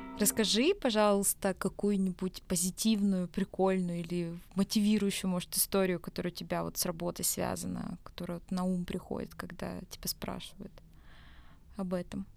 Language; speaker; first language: Russian; native; Russian